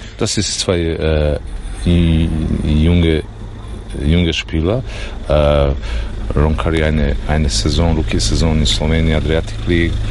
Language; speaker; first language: German; non-native, learner; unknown